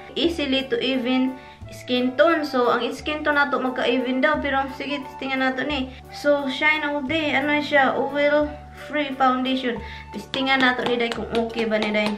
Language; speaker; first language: Cebuano; native; Cebuano